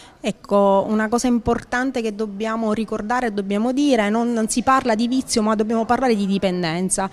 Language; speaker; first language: Italian; native; Italian